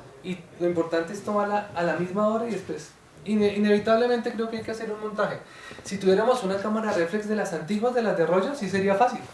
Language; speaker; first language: Spanish; native; Spanish